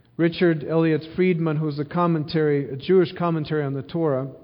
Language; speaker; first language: English; early bilingual, other home language; Ukrainian